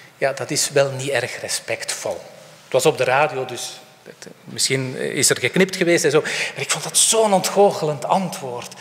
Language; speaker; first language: Dutch; native; Dutch